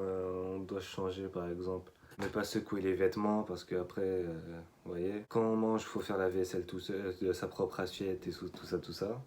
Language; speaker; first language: French; native; French